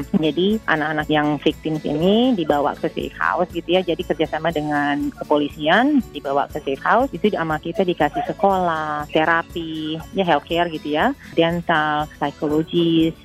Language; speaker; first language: Indonesian; native; Indonesian